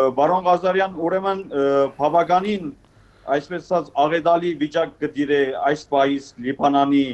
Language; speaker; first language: Armenian; early bilingual, heritage; Armenian